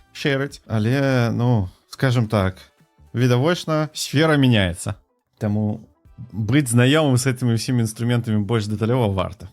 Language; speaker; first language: Belarusian; non-native, local second language; Russian